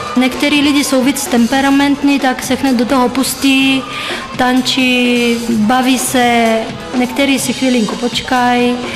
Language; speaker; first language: Czech; non-native, fluent; Bulgarian